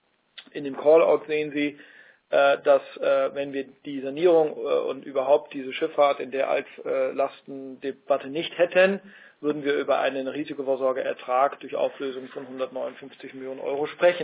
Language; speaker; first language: German; native; German